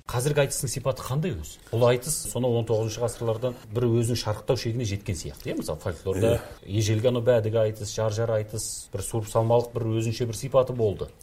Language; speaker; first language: Kazakh; native; Kazakh